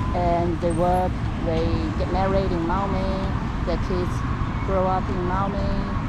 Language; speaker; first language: English; non-native, fluent; Chinese